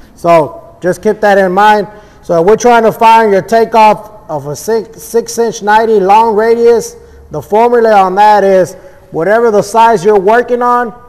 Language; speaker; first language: English; early bilingual, other home language; Spanish